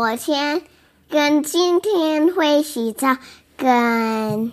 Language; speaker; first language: Chinese; early bilingual, heritage; Chinese